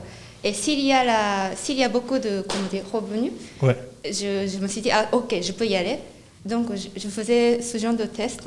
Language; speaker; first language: French; non-native, fluent; Japanese